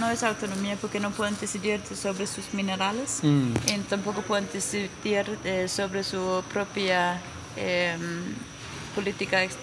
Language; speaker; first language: Spanish; non-native, fluent; Danish